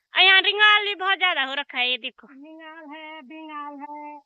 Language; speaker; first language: Hindi; native; Hindi